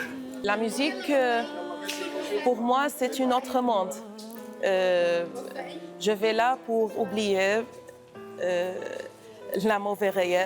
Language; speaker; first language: French; non-native, learner; Arabic